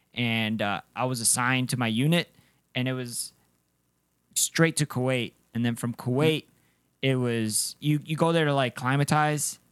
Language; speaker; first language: English; non-native, fluent; Spanish